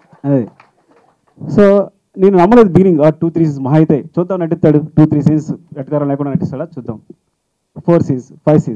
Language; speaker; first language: Telugu; native; Telugu